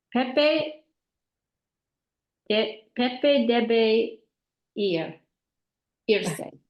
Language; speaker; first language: Spanish; non-native, learner; English